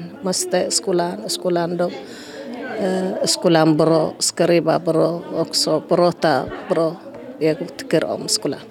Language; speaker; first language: Swedish; non-native, learner; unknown